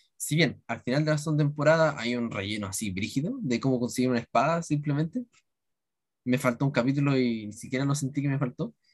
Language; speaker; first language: Spanish; native; Spanish